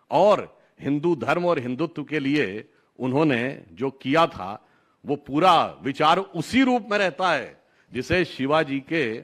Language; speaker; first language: Hindi; native; Hindi